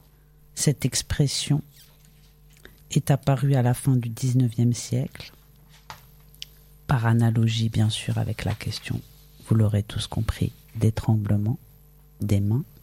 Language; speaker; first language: French; native; French